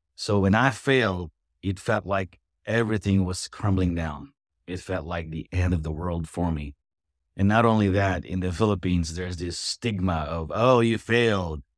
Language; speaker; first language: English; non-native, local second language; Filipino